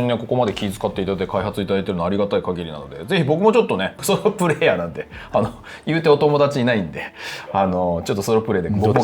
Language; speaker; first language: Japanese; native; Japanese